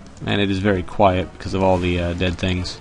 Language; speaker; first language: English; native; English